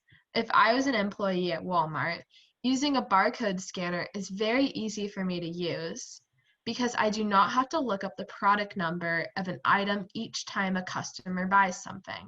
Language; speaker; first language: English; native; English